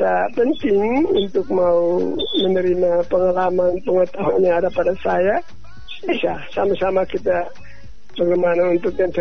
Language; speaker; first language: Indonesian; native; Indonesian